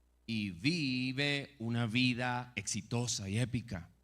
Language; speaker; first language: Spanish; native; Spanish